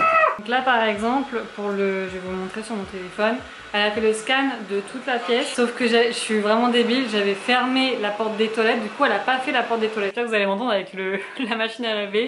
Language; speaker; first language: French; native; French